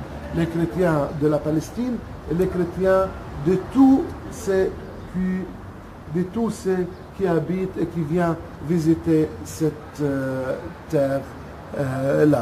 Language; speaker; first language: French; non-native, local second language; Arabic